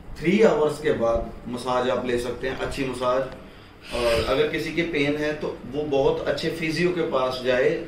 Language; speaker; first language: Hindi; non-native, local second language; Punjabi